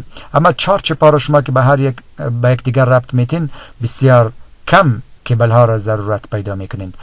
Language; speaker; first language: Persian; native; Persian